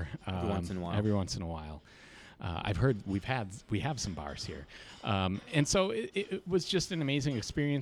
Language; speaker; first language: English; native; English